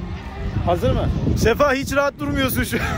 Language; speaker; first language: Turkish; native; Turkish